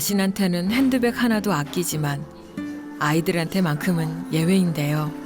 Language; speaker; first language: Korean; native; Korean